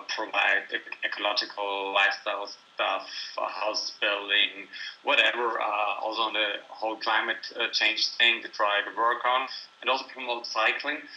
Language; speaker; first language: English; non-native, fluent; German